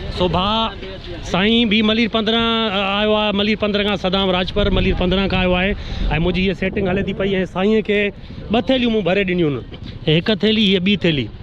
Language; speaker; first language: Sindhi; native; Sindhi